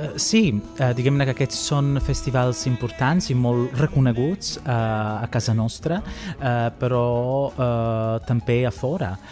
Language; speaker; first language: Catalan; non-native, fluent; Italian